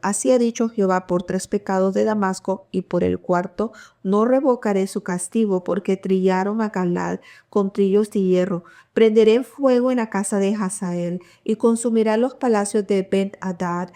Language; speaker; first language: Spanish; early bilingual, heritage; Spanish